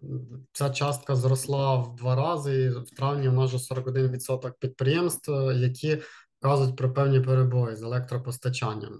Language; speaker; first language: Ukrainian; native; Ukrainian